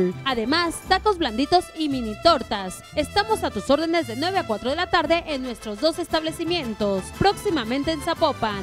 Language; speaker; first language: Spanish; native; Spanish